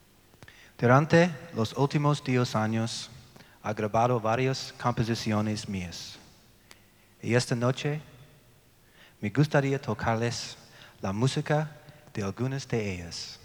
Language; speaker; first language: Spanish; non-native, learner; English